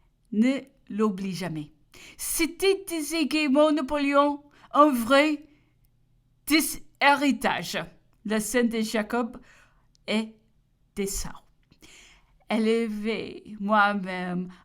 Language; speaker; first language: French; non-native, learner; English